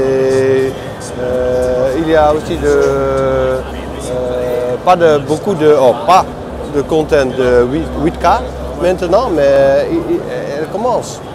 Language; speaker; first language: French; non-native, learner; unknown